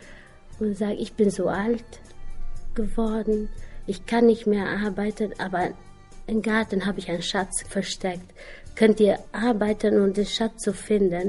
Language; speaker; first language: German; non-native, learner; Albanian